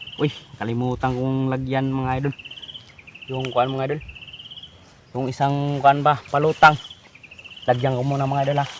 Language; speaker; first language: Filipino; non-native, local second language; Cebuano